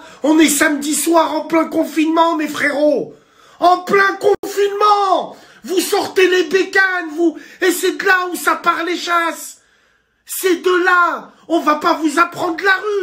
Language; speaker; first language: French; native; French